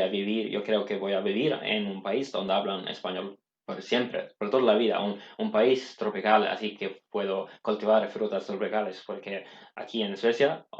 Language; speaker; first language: Spanish; non-native, learner; Swedish